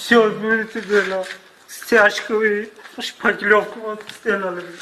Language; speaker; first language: Russian; non-native, learner; Tajik